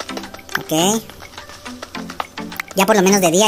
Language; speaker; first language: Spanish; native; Spanish